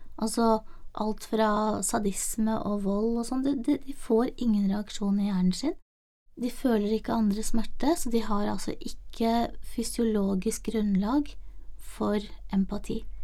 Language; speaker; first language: Norwegian; native; Norwegian